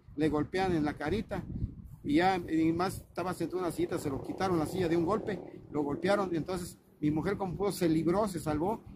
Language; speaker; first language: Spanish; native; Spanish